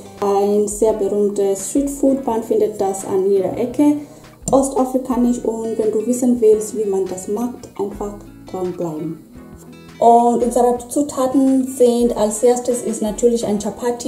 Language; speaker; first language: German; non-native, fluent; Swahili